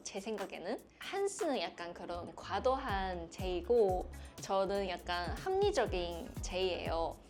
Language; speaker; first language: Korean; non-native, fluent; Chinese